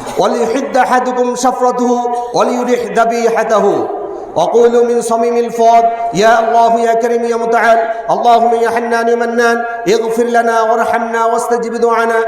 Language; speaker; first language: Arabic; non-native, fluent; Bangla